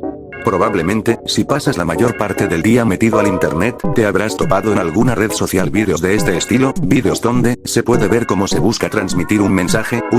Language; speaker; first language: Spanish; native; Spanish